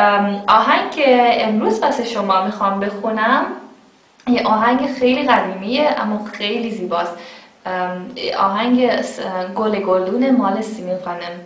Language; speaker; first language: Persian; non-native, fluent; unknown